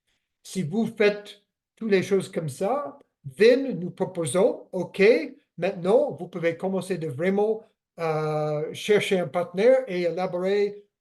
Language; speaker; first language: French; non-native, fluent; English